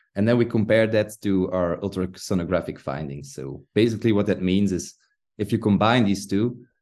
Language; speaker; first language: English; non-native, fluent; Dutch